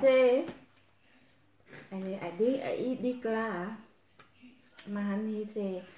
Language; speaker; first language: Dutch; non-native, learner; Thai